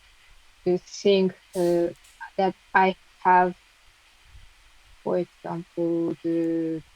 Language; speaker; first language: English; non-native, learner; Japanese